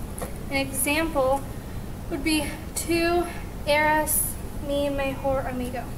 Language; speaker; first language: Spanish; non-native, learner; English